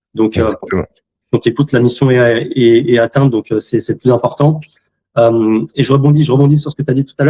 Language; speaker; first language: French; native; French